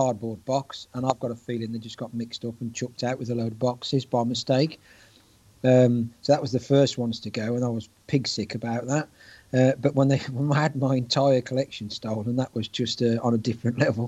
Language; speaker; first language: English; native; English